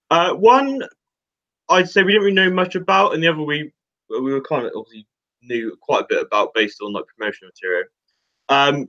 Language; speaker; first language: English; native; English